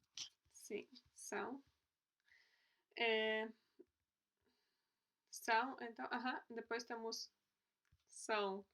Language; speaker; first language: Portuguese; non-native, fluent; Polish